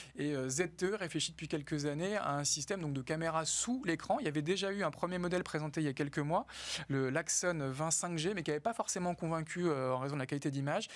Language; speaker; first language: French; native; French